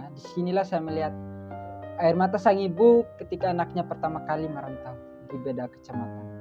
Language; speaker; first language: Indonesian; non-native, local second language; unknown